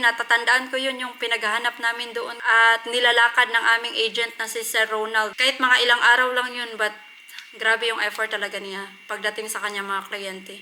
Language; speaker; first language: Filipino; non-native, local second language; Cebuano